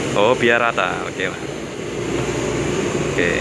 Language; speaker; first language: Indonesian; native; Indonesian